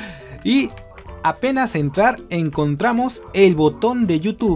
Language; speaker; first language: Spanish; native; Spanish